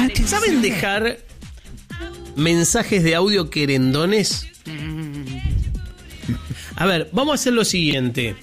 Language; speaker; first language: Spanish; native; Spanish